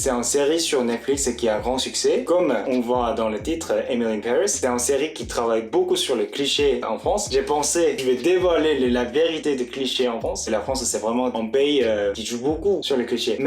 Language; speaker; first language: French; non-native, fluent; Korean